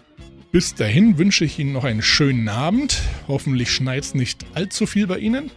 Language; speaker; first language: German; native; German